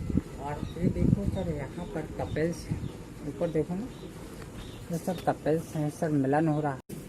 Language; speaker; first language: Hindi; native; Hindi